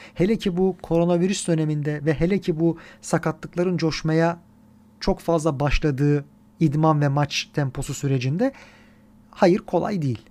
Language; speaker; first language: Turkish; native; Turkish